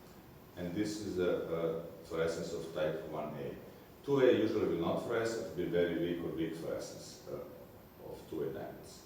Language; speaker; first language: English; non-native, fluent; Serbian